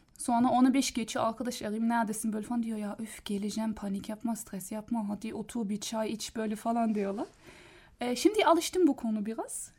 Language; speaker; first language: Turkish; non-native, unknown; German